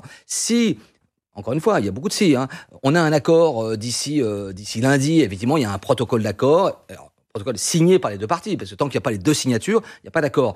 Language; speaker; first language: French; native; French